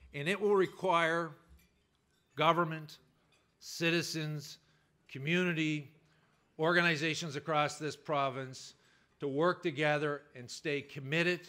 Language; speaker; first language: English; native; English